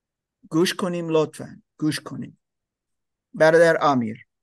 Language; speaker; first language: Persian; non-native, learner; English